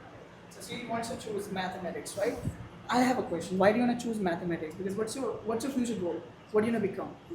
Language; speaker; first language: English; non-native, fluent; Hindi